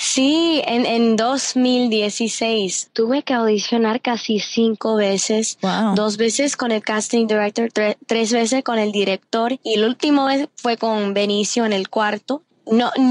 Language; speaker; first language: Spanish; early bilingual, heritage; Spanish